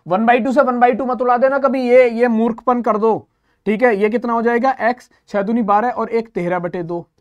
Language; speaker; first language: Hindi; native; Hindi